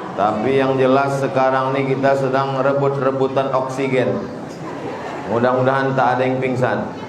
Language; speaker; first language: Indonesian; native; Indonesian